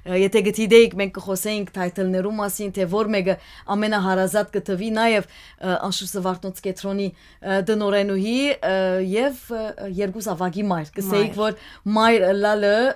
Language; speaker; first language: Armenian; native; Armenian